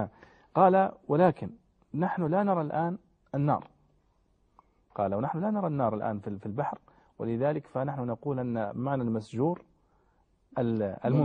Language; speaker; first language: Arabic; native; Arabic